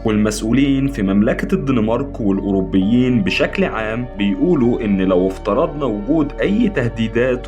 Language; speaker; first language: Arabic; native; Arabic